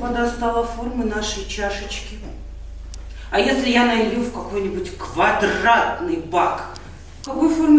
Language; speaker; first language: Russian; native; Russian